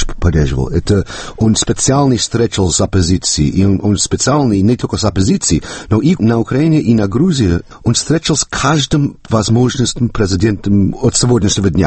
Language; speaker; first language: Russian; non-native, fluent; English